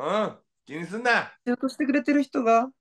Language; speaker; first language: Japanese; native; Japanese